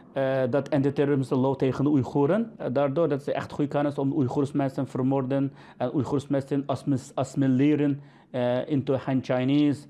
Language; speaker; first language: Dutch; non-native, learner; Uyghur